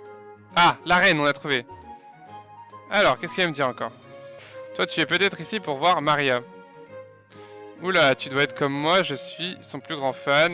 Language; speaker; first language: French; native; French